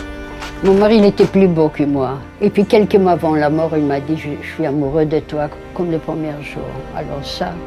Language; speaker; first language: French; non-native, fluent; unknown